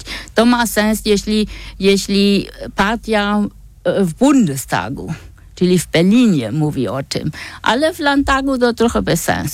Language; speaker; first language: Polish; non-native, fluent; German